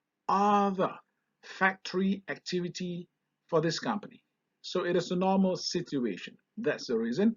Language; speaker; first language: English; non-native, local second language; Malay